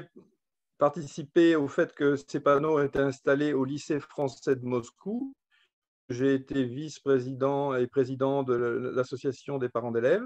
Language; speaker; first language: French; native; French